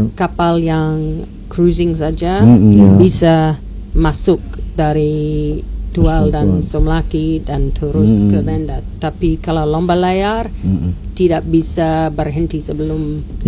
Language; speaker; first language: Indonesian; non-native, learner; English